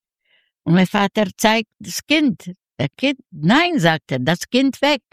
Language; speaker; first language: German; non-native, learner; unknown